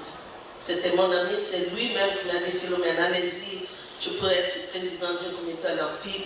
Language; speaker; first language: French; non-native, learner; Portuguese